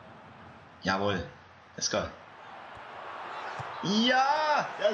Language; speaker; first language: German; native; German